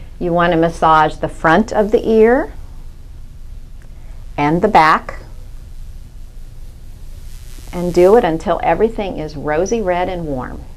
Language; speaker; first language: English; native; English